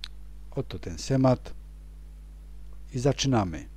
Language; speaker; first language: Polish; native; Polish